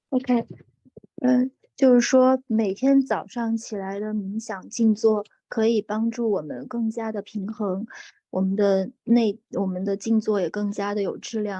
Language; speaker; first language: Chinese; native; Chinese